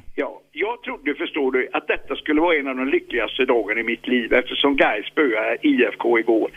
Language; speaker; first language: Swedish; native; Swedish